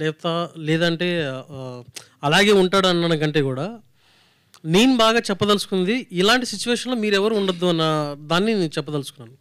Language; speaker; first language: Telugu; native; Telugu